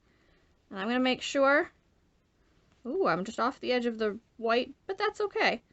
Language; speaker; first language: English; native; English